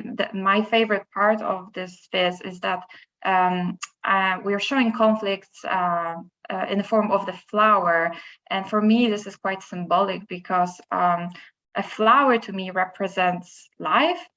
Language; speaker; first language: English; non-native, fluent; Polish